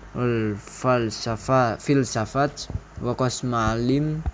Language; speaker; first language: Arabic; non-native, learner; Indonesian